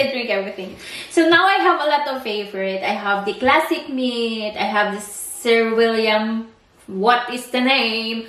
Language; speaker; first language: English; non-native, learner; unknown